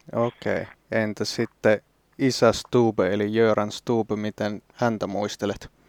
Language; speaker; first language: Finnish; native; Finnish